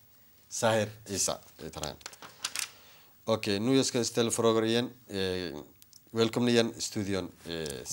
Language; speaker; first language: Swedish; non-native, learner; Somali